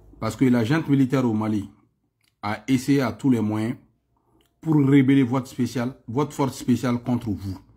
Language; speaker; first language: French; non-native, local second language; Bambara